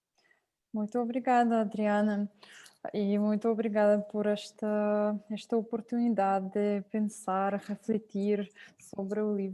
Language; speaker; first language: Portuguese; non-native, fluent; Russian